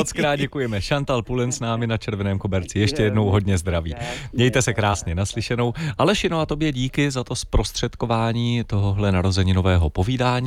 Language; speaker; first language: Czech; native; Czech